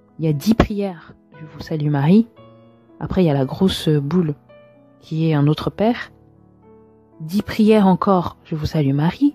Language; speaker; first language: French; early bilingual, other home language; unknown